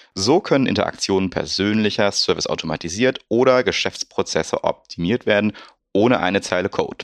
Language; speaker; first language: German; native; German